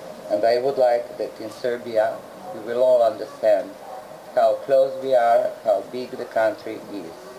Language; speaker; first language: English; non-native, fluent; Serbian